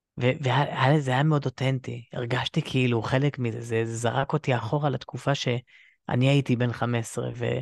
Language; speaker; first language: Hebrew; native; Hebrew